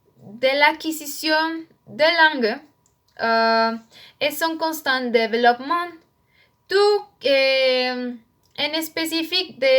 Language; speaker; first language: French; non-native, learner; Spanish